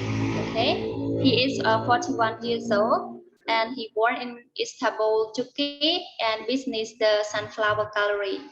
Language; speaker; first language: English; non-native, learner; Khmer